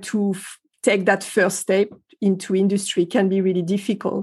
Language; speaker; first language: English; non-native, fluent; French